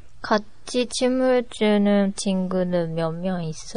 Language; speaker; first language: Korean; non-native, learner; Japanese